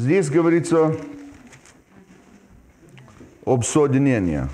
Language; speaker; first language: Russian; non-native, fluent; English